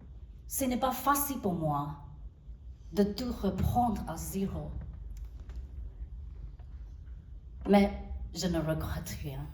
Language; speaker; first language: French; non-native, learner; Burmese